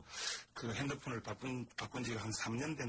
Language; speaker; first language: Korean; native; Korean